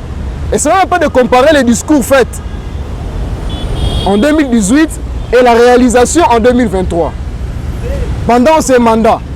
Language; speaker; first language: French; non-native, local second language; Lingala